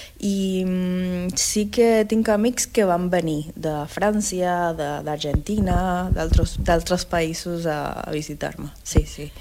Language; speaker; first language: Catalan; non-native, fluent; Spanish